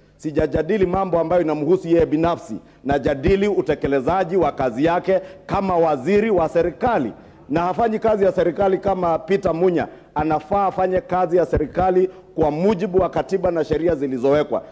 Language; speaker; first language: Swahili; non-native, local second language; Kikuyu